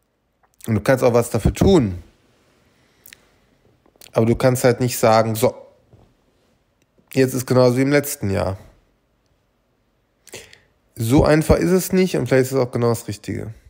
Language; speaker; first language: German; native; German